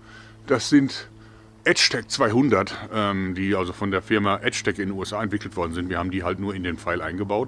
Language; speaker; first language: German; native; German